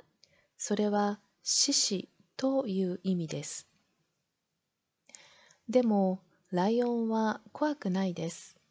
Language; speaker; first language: Japanese; non-native, learner; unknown